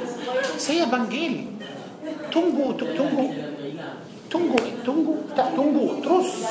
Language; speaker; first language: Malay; non-native, fluent; Arabic